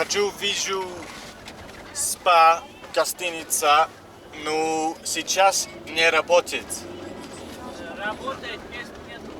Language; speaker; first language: Russian; non-native, learner; English